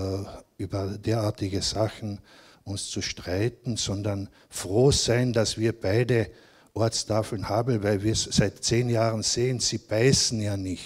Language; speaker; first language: German; non-native, local second language; Slovenian